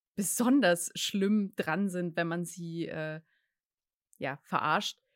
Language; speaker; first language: German; native; German